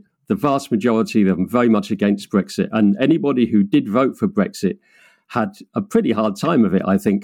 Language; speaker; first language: English; native; English